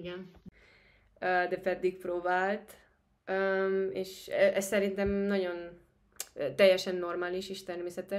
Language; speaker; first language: Hungarian; non-native, fluent; Spanish